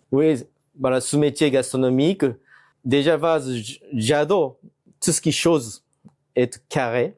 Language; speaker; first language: French; non-native, fluent; Japanese